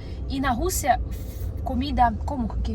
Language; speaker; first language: Portuguese; non-native, learner; Russian